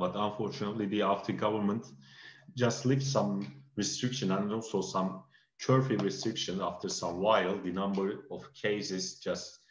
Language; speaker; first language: English; non-native, fluent; Turkish